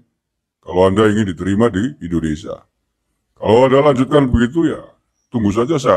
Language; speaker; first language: Indonesian; native; Indonesian